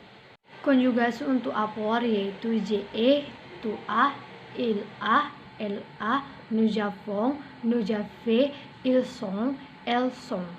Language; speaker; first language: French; non-native, learner; Indonesian